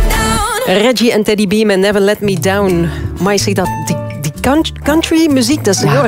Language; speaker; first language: Dutch; native; Dutch